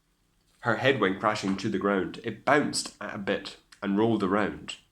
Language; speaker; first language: English; native; English